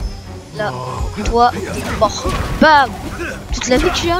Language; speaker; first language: French; native; French